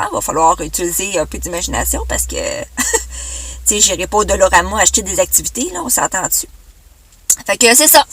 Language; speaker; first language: French; native; French